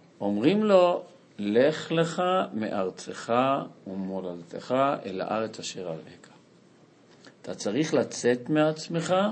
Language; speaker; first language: Hebrew; non-native, fluent; Portuguese